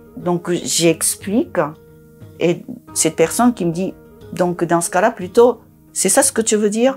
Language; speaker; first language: French; non-native, fluent; Japanese